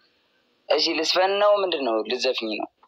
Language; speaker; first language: Amharic; native; Amharic